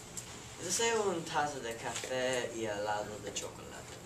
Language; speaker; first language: Spanish; non-native, learner; English